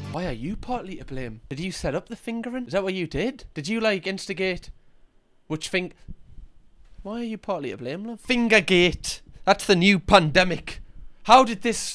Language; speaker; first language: English; native; English